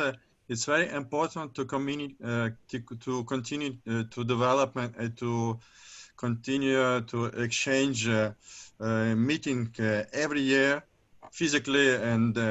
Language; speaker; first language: English; non-native, learner; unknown